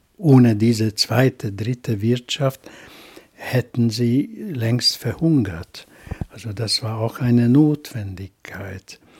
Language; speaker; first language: German; non-native, fluent; Hungarian